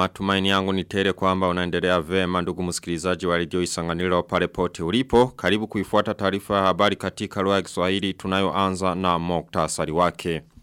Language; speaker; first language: Swahili; non-native, local second language; Rundi